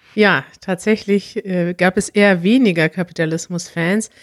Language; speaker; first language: German; native; German